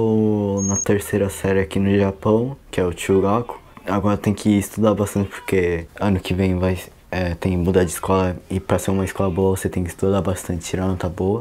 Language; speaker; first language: Portuguese; early bilingual, heritage; Portuguese